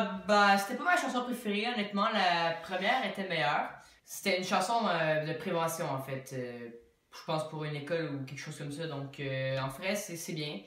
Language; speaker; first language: French; native; French